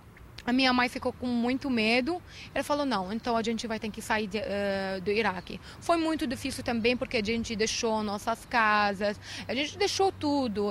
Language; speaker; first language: Portuguese; non-native, fluent; Arabic